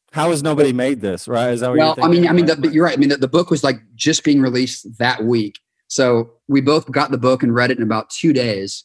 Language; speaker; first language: English; native; English